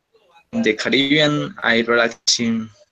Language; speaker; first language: English; non-native, learner; Spanish